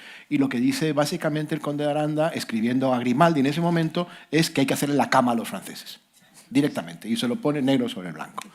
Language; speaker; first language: Spanish; native; Spanish